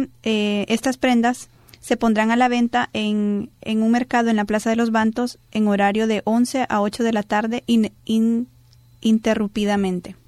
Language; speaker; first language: Spanish; native; Spanish